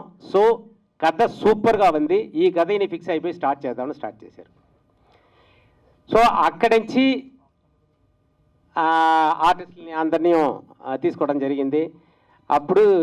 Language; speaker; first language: Telugu; native; Telugu